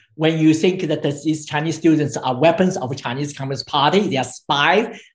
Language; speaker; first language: English; non-native, fluent; Chinese